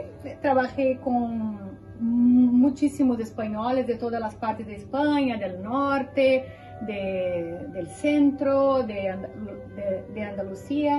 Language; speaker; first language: Spanish; non-native, fluent; Portuguese